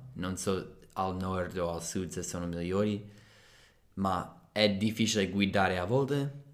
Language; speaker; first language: Italian; non-native, fluent; English